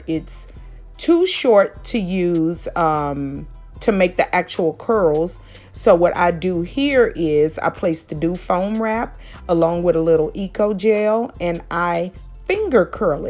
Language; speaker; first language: English; native; English